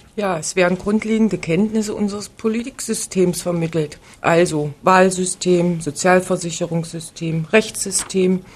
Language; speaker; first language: German; native; German